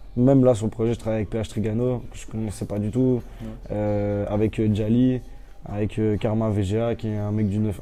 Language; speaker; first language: French; native; French